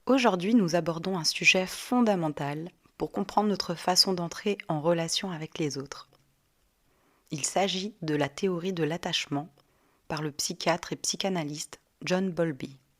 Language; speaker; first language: French; native; French